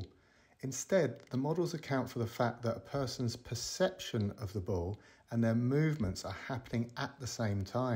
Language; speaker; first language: English; native; English